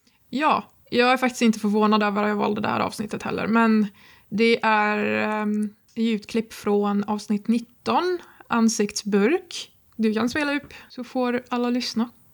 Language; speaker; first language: Swedish; non-native, fluent; Arabic